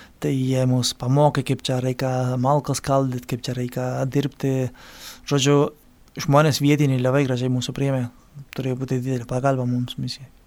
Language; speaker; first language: Lithuanian; non-native, fluent; Spanish